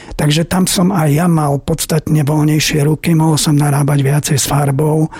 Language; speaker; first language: Slovak; native; Slovak